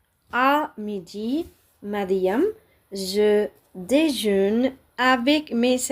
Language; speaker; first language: French; non-native, fluent; Tamil